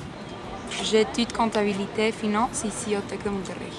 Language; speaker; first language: French; non-native, fluent; Spanish